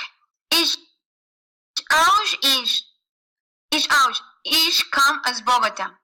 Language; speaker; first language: German; non-native, learner; Spanish